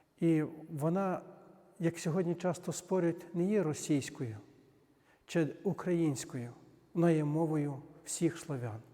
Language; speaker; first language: Ukrainian; native; Ukrainian